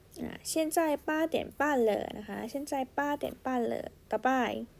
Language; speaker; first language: Chinese; non-native, fluent; Thai